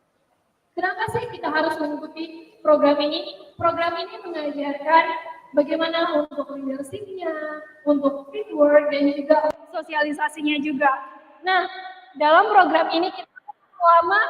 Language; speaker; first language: Indonesian; native; Indonesian